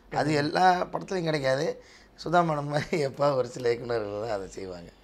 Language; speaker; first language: Tamil; native; Tamil